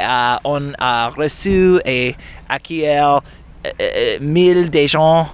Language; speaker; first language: French; non-native, local second language; English